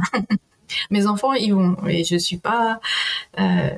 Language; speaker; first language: French; non-native, fluent; Spanish